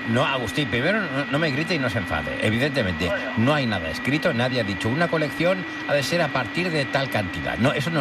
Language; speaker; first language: Spanish; native; Spanish